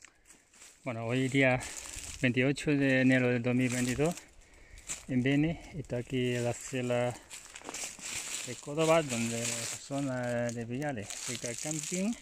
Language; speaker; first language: Spanish; non-native, learner; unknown